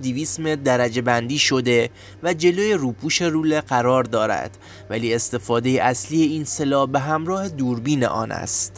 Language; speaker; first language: Persian; native; Persian